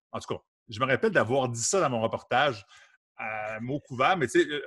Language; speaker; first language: French; native; French